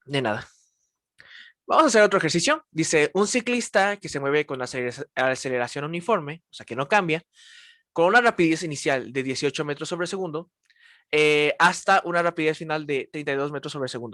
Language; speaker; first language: Spanish; native; Spanish